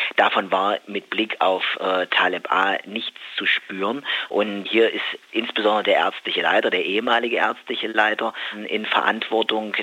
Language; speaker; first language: German; native; German